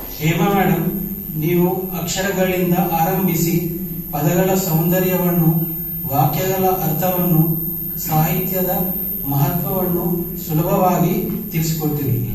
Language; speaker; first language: Kannada; non-native, learner; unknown